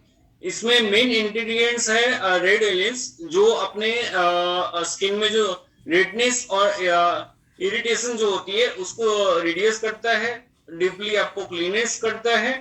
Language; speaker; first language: Hindi; native; Hindi